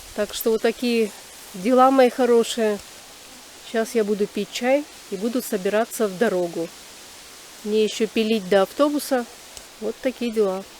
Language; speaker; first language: Russian; native; Russian